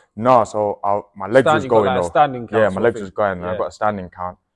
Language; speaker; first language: English; native; English